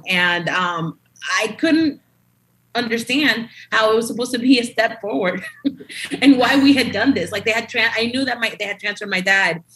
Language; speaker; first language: English; early bilingual, other home language; Spanish